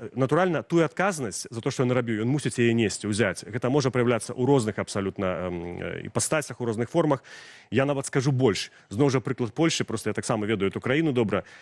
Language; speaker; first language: Belarusian; non-native, local second language; Russian